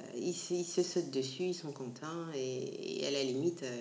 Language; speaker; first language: French; native; French